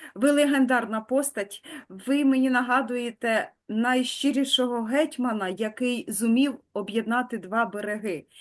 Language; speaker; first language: Ukrainian; native; Ukrainian